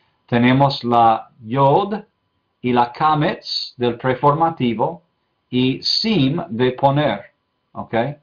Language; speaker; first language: Spanish; non-native, fluent; English